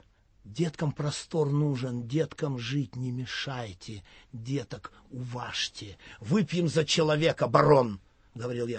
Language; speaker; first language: Russian; native; Russian